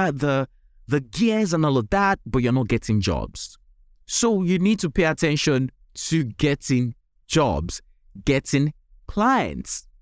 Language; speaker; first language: English; non-native, local second language; Yoruba